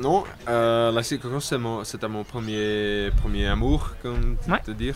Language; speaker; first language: French; non-native, local second language; Dutch